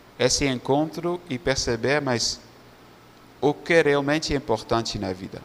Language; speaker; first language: Portuguese; non-native, fluent; Dutch